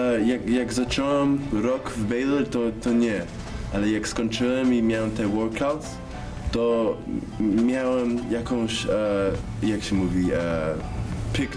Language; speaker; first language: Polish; early bilingual, heritage; English